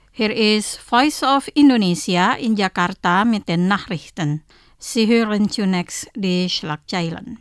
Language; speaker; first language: German; non-native, fluent; Indonesian